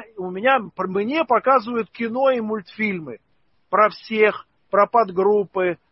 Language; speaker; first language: Russian; native; Russian